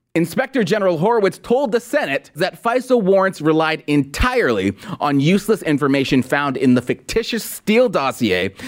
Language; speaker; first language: English; native; English